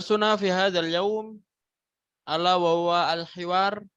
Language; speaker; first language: Arabic; non-native, fluent; Indonesian